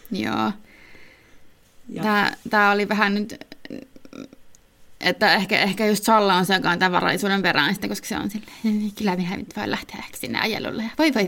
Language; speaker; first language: Finnish; native; Finnish